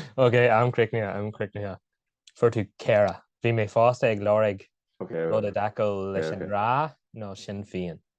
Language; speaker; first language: Irish; non-native, local second language; English